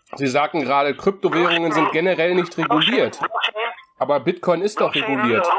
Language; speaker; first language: German; native; German